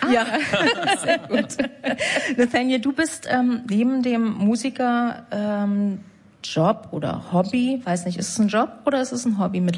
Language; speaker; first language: German; native; German